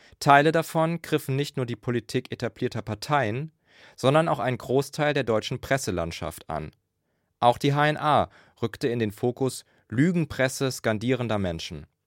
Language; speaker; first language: German; native; German